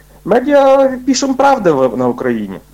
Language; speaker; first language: Polish; non-native, fluent; Ukrainian